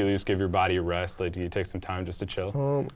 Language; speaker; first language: English; native; English